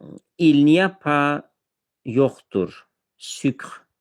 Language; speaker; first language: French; non-native, fluent; Azerbaijani